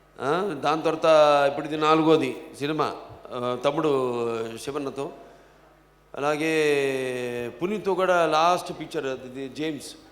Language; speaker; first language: Telugu; native; Telugu